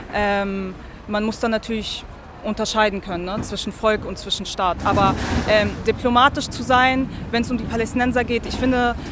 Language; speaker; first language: German; early bilingual, other home language; Arabic